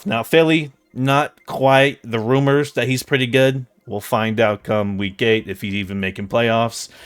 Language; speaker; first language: English; native; English